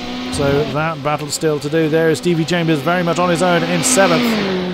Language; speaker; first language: English; native; English